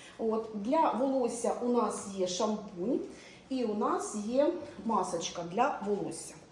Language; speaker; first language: Ukrainian; non-native, local second language; Russian